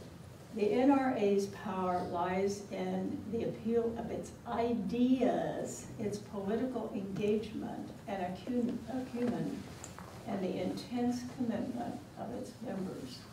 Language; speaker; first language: English; native; English